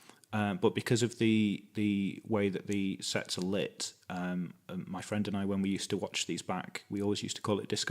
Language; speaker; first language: English; native; English